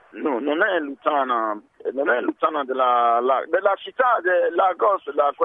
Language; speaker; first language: Italian; non-native, learner; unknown